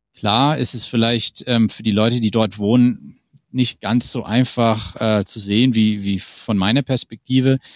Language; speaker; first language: German; non-native, fluent; English